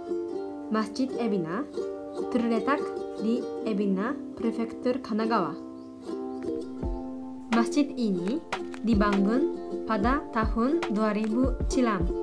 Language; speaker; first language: Indonesian; non-native, fluent; Japanese